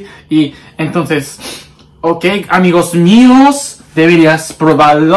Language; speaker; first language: Spanish; non-native, learner; Japanese